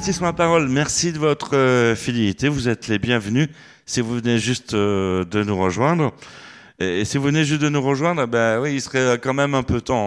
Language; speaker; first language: French; native; French